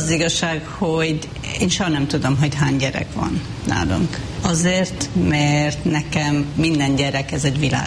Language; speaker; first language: Hungarian; non-native, fluent; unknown